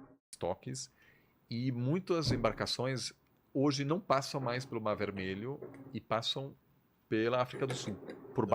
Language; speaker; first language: Portuguese; non-native, fluent; German